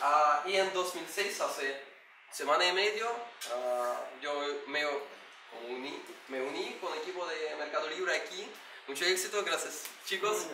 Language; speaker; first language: Spanish; non-native, learner; Russian